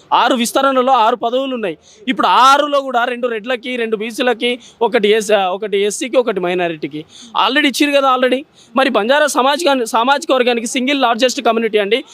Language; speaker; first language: Telugu; non-native, local second language; Lambadi